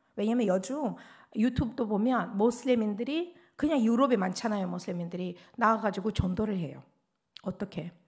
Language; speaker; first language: Korean; non-native, fluent; Russian